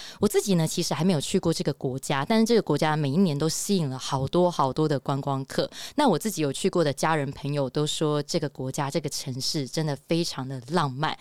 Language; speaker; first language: Chinese; native; Chinese